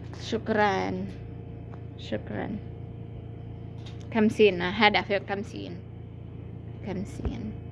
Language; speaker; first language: Arabic; non-native, learner; Filipino